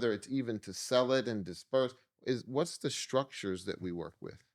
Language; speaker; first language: English; native; English